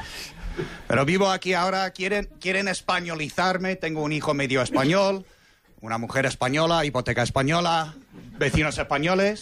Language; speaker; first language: Spanish; non-native, fluent; English